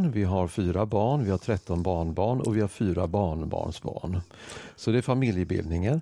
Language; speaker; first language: Swedish; native; Swedish